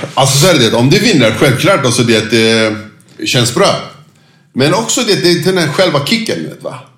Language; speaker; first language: Swedish; non-native, fluent; Turkish